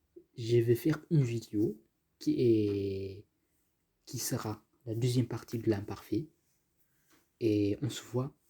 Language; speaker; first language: French; non-native, fluent; Tigrinya